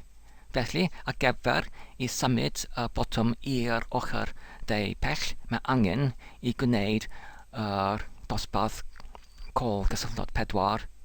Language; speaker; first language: Welsh; non-native, learner; English